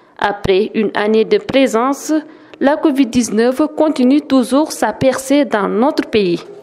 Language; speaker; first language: French; non-native, local second language; Wolof